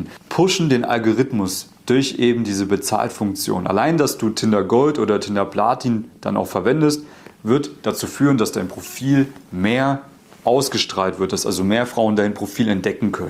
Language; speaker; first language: German; native; German